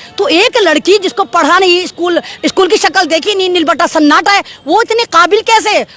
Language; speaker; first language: Hindi; native; Hindi